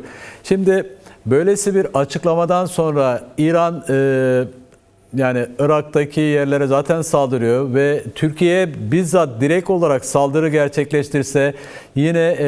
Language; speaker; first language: Turkish; native; Turkish